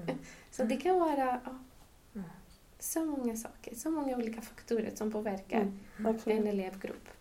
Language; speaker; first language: Swedish; non-native, fluent; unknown